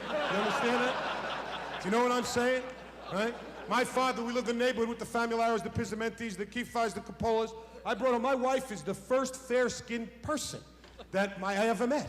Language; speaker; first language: English; native; English